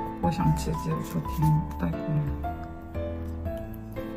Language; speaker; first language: Chinese; non-native, fluent; Korean